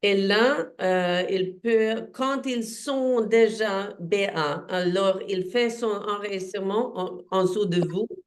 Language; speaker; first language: French; non-native, fluent; Swedish